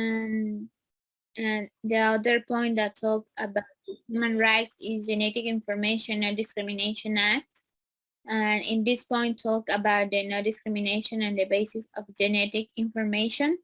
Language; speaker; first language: English; non-native, learner; Spanish